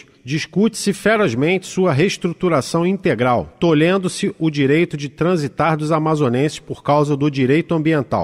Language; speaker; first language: Portuguese; native; Portuguese